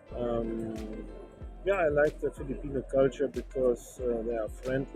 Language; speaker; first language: English; non-native, learner; German